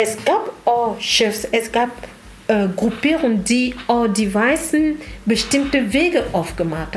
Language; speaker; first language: German; non-native, learner; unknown